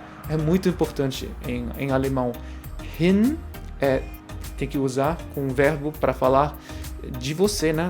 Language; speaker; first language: Portuguese; non-native, fluent; German